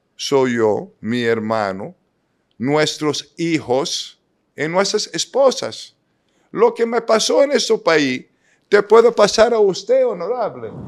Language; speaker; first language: Spanish; non-native, fluent; English